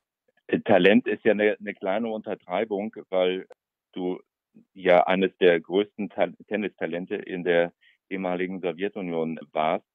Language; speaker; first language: German; native; German